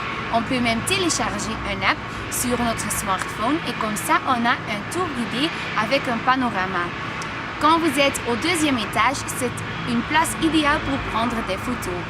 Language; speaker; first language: French; non-native, learner; Dutch